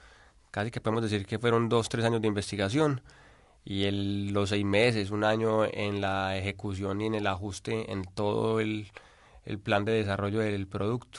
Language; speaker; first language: Spanish; native; Spanish